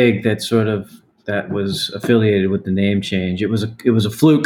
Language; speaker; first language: English; native; English